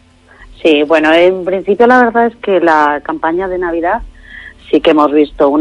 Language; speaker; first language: Spanish; native; Spanish